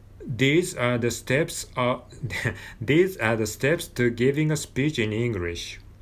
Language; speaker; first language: English; non-native, learner; Japanese